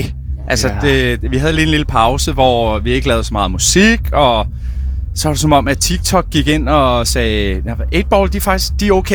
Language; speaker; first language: Danish; native; Danish